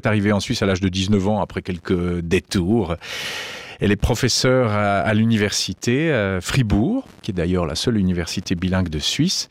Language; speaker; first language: French; native; French